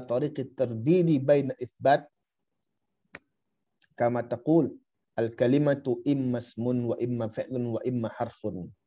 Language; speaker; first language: Arabic; non-native, fluent; Indonesian